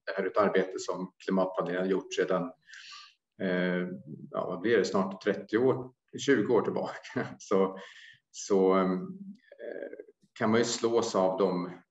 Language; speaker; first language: Swedish; native; Swedish